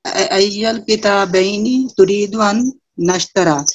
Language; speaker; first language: Arabic; non-native, learner; Urdu